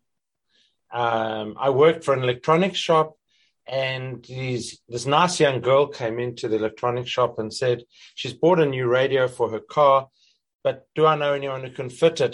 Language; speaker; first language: English; native; English